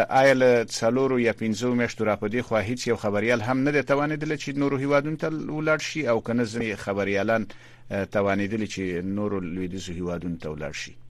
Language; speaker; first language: Pashto; native; Pashto